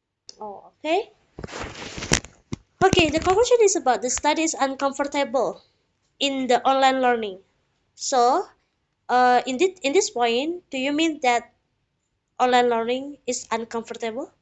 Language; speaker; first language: English; non-native, learner; Indonesian